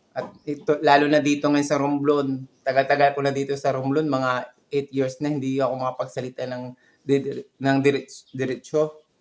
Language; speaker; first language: Filipino; non-native, local second language; Cebuano